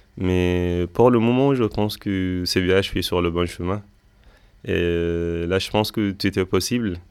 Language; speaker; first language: French; non-native, fluent; Arabic